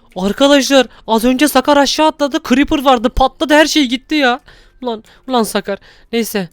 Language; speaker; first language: Turkish; native; Turkish